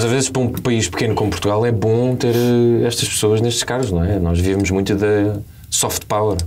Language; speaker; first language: Portuguese; native; Portuguese